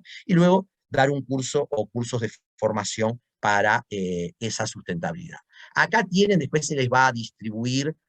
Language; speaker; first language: Spanish; native; Spanish